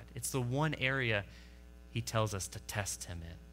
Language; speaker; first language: English; native; English